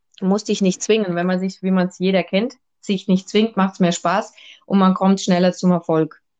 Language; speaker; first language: German; early bilingual, other home language; Russian